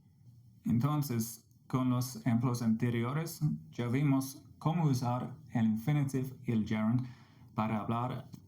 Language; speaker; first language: Spanish; non-native, fluent; English